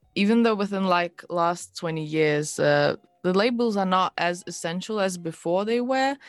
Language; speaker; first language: English; non-native, fluent; Lithuanian